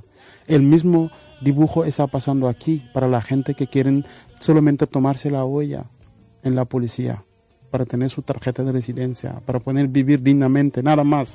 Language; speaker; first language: Spanish; non-native, fluent; Wolof